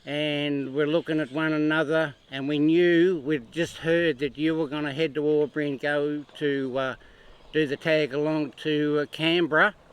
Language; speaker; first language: English; native; English